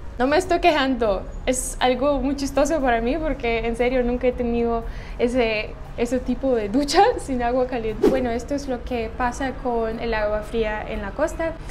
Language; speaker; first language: Spanish; non-native, fluent; Russian